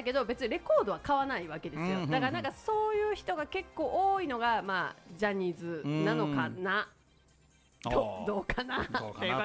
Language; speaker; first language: Japanese; native; Japanese